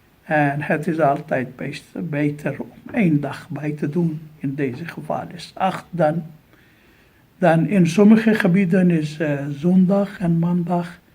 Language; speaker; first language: Dutch; non-native, fluent; Urdu